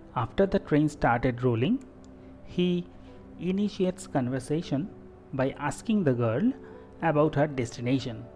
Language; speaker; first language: English; non-native, local second language; Bangla